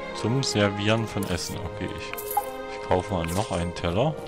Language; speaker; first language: German; native; German